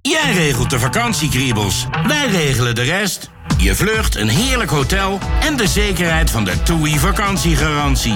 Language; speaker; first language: Dutch; native; Dutch